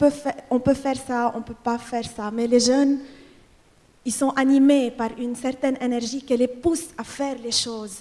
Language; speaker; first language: French; non-native, fluent; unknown